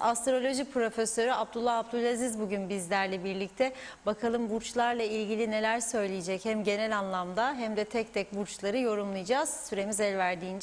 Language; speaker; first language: Turkish; native; Turkish